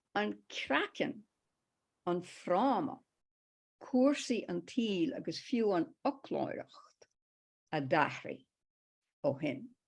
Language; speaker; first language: Irish; native; Irish